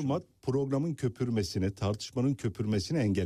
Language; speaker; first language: Turkish; native; Turkish